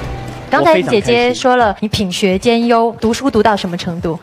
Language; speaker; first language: Chinese; native; Chinese